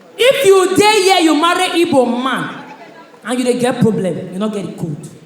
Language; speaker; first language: Nigerian Pidgin; native; Nigerian Pidgin